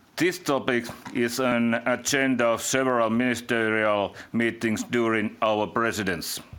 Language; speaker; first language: English; non-native, fluent; Finnish